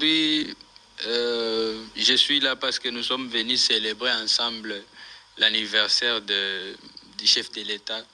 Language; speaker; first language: French; non-native, local second language; Swahili